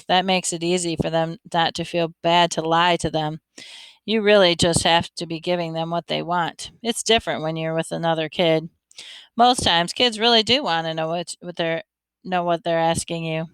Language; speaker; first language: English; native; English